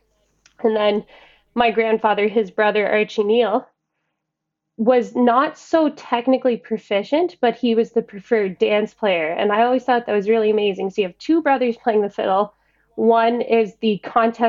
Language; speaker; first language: English; native; English